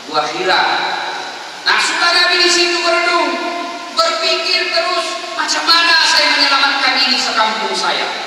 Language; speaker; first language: Indonesian; non-native, local second language; Buginese